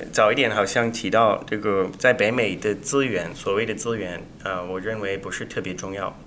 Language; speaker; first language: Chinese; non-native, fluent; English